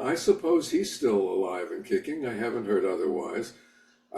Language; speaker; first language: English; native; English